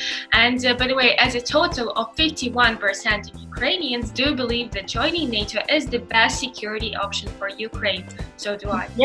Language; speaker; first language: English; non-native, fluent; Ukrainian